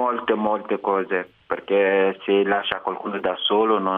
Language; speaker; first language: Italian; non-native, fluent; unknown